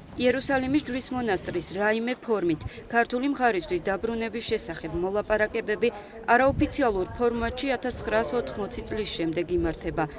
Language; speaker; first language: Georgian; native; Georgian